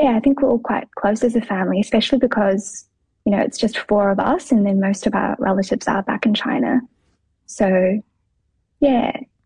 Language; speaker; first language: English; native; English